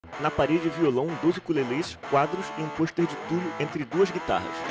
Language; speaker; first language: Portuguese; native; Portuguese